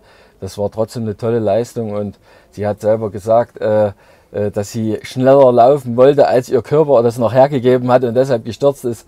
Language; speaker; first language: German; native; German